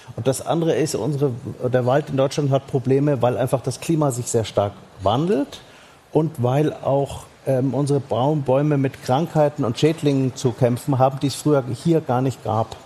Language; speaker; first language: German; native; German